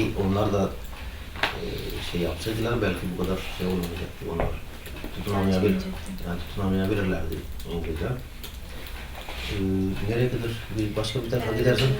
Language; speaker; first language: Turkish; non-native, fluent; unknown